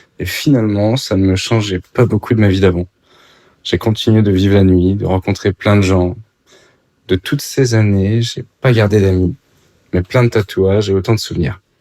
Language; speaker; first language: French; native; French